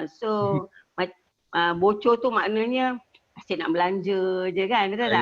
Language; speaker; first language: Malay; native; Malay